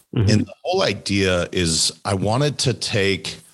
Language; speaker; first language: English; native; English